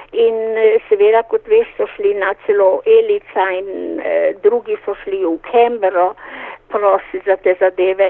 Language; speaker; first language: Slovenian; native; Slovenian